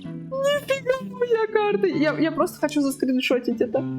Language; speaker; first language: Russian; native; Russian